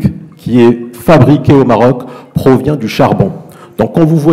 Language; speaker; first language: French; non-native, local second language; Arabic